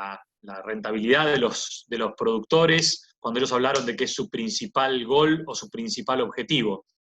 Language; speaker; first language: Spanish; native; Spanish